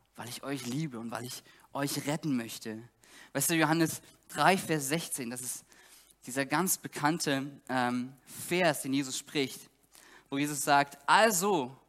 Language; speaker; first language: German; native; German